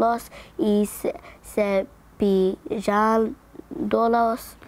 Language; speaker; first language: Spanish; non-native, learner; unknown